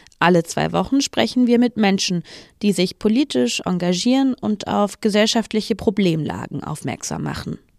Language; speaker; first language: German; native; German